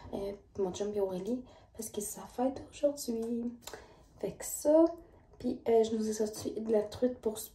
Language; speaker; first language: French; native; French